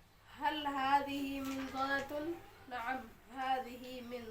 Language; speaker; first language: Arabic; non-native, learner; Urdu